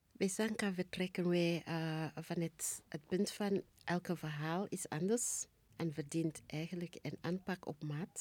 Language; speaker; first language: Dutch; non-native, fluent; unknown